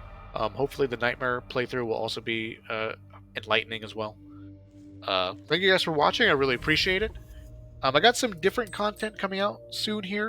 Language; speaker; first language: English; native; English